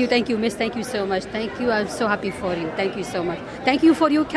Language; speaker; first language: English; non-native, learner; Arabic